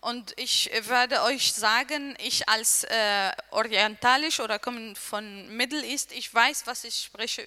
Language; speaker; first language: German; non-native, learner; Arabic